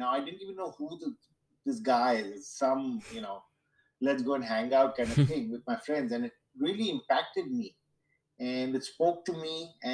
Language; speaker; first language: English; non-native, local second language; Sindhi